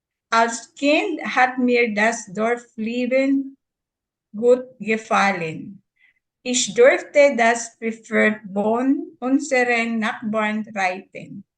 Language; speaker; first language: German; non-native, learner; Filipino